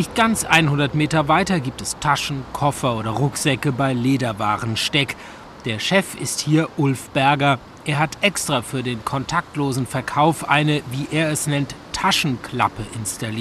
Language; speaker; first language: German; native; German